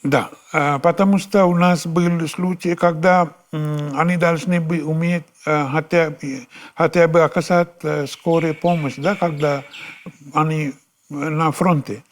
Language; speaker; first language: Russian; non-native, fluent; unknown